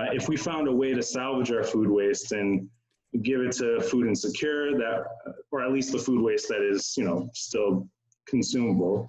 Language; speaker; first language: English; native; English